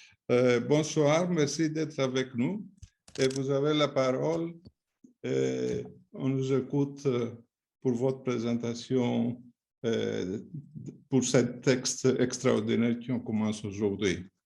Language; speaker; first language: French; non-native, fluent; Greek